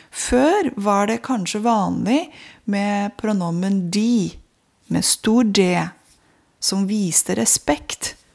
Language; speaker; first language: Norwegian; non-native, fluent; Romanian